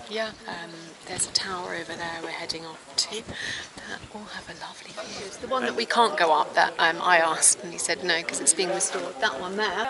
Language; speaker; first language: English; early bilingual, other home language; German